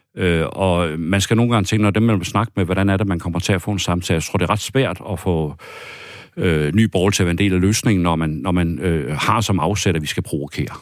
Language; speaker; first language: Danish; native; Danish